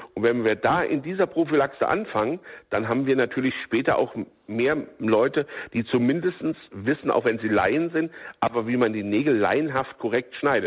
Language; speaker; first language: German; native; German